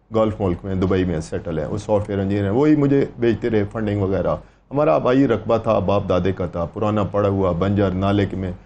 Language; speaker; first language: Urdu; native; Urdu